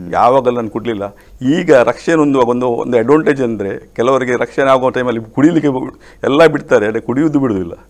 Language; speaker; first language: Kannada; non-native, local second language; Konkani